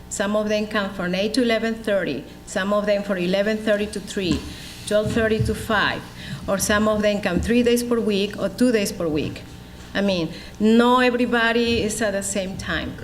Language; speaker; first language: English; non-native, learner; Spanish